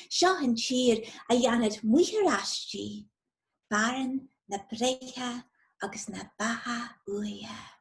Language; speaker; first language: Irish; non-native, local second language; English